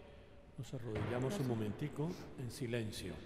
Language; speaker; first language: Spanish; native; Spanish